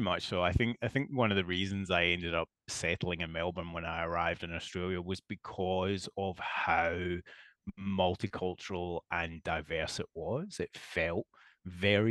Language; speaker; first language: English; native; English